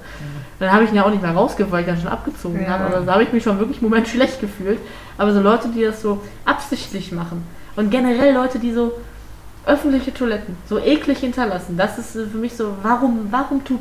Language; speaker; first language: German; native; German